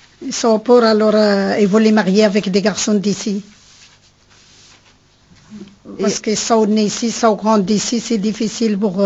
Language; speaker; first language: French; non-native, learner; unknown